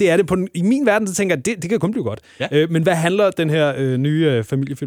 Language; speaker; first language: Danish; native; Danish